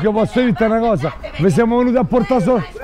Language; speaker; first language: Italian; native; Italian